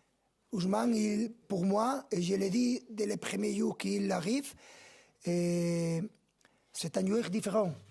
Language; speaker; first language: French; non-native, fluent; Spanish